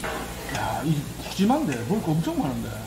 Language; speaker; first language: Korean; native; Korean